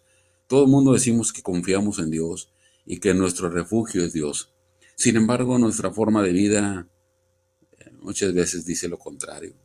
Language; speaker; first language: Spanish; native; Spanish